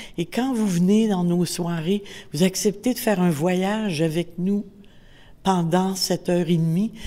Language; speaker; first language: French; native; French